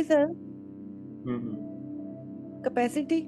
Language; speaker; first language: English; non-native, learner; Hindi